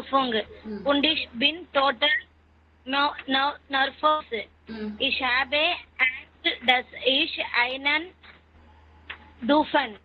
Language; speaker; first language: German; non-native, learner; Tamil